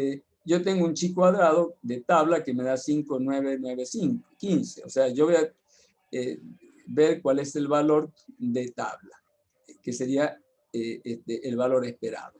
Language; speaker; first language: Spanish; native; Spanish